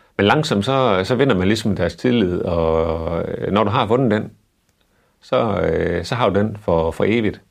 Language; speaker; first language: Danish; native; Danish